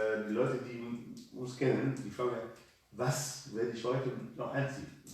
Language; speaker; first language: German; non-native, learner; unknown